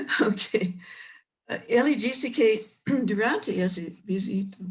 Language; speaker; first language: Portuguese; non-native, learner; English